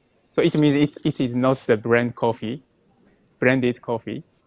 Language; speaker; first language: English; non-native, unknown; Japanese